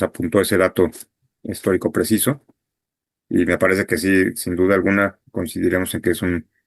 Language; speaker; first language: Spanish; native; Spanish